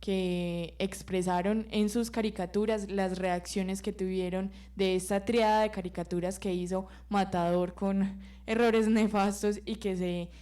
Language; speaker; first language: Spanish; native; Spanish